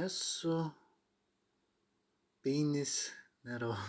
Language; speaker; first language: Greek; non-native, learner; Ukrainian